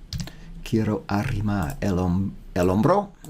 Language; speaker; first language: Spanish; non-native, learner; English